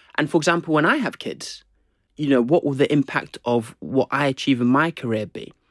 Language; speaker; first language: English; native; English